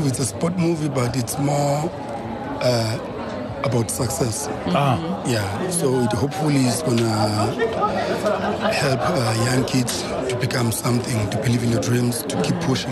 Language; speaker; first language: English; non-native, local second language; Xhosa